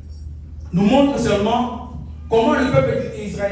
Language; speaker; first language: French; non-native, local second language; Lingala